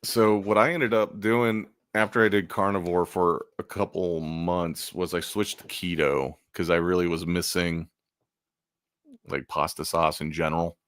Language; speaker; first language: English; native; English